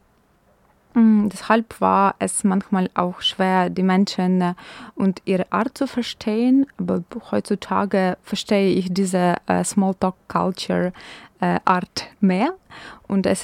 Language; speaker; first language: German; non-native, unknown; Ukrainian